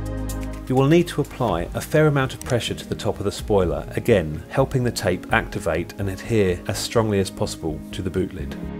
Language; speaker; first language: English; native; English